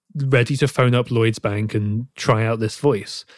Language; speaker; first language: English; native; English